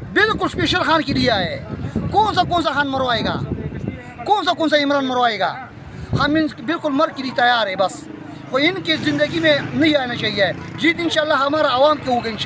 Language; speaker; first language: Hindi; non-native, local second language; Pashto